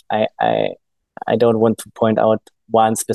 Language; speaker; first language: English; non-native, fluent; German